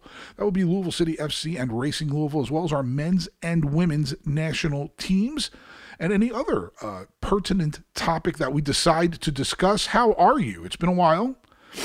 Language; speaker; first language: English; native; English